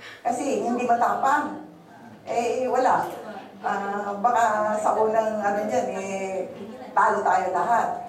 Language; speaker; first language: Filipino; non-native, local second language; Bikol